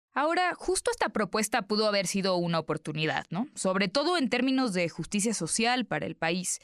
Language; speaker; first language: Spanish; native; Spanish